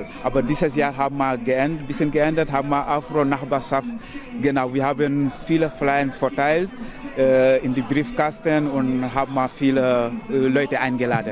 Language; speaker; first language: German; non-native, learner; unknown